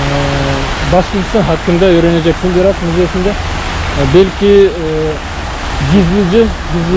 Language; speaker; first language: Turkish; non-native, learner; Bashkir